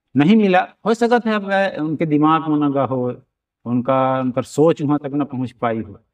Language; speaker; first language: Hindi; native; Hindi